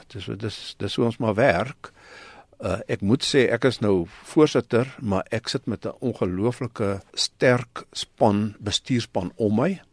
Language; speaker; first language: Afrikaans; native; Afrikaans